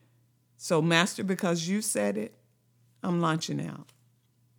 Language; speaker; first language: English; native; English